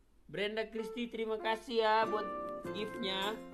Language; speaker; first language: Indonesian; non-native, fluent; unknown